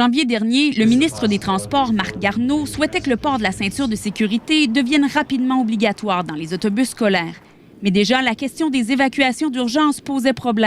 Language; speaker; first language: French; native; French